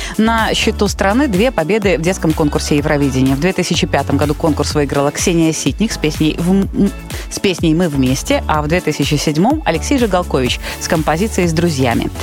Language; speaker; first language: Russian; native; Russian